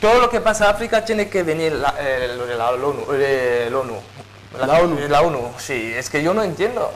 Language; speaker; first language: Spanish; non-native, fluent; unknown